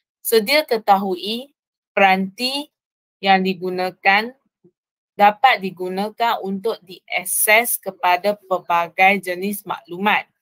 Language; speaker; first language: Malay; non-native, local second language; Chinese